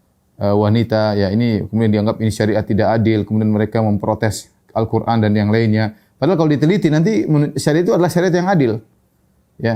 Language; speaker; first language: Indonesian; native; Indonesian